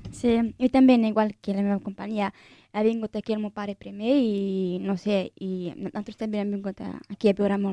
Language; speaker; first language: Catalan; early bilingual, other home language; Arabic